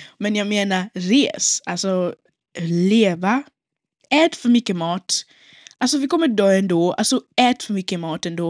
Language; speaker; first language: Swedish; non-native, local second language; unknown